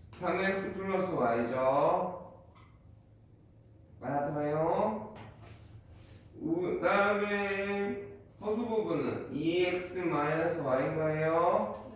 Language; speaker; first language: Korean; native; Korean